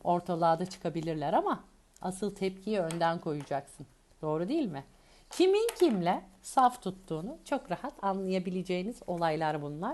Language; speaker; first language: Turkish; native; Turkish